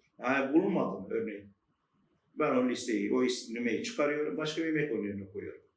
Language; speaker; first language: Turkish; native; Turkish